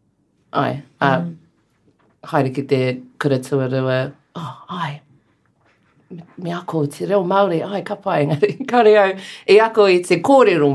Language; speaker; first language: Māori; non-native, learner; English